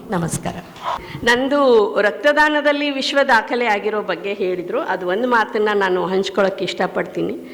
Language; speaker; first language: Kannada; native; Kannada